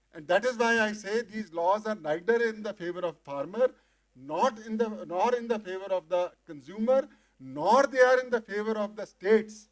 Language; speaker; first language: English; non-native, local second language; Punjabi